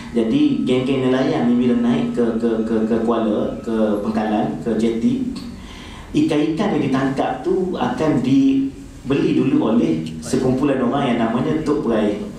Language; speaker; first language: Malay; native; Malay